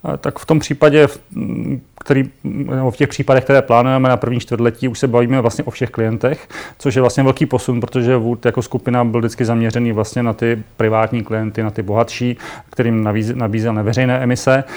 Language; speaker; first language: Czech; native; Czech